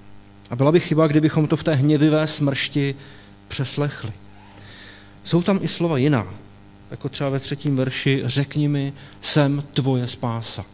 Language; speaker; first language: Czech; native; Czech